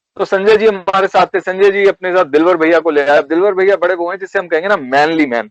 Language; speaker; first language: Hindi; native; Hindi